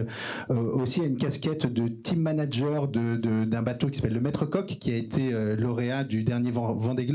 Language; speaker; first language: French; native; French